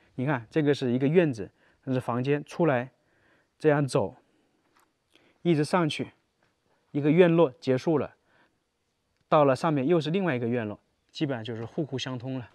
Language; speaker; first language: Chinese; native; Chinese